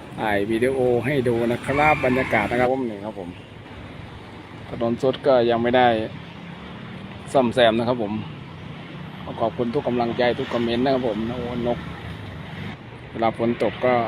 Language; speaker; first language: Thai; native; Thai